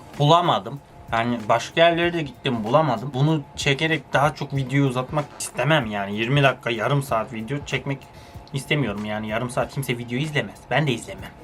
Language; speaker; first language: Turkish; early bilingual, heritage; Turkish